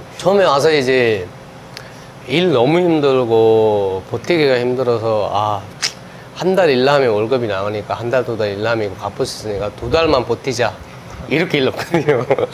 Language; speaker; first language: Korean; non-native, fluent; Sinhala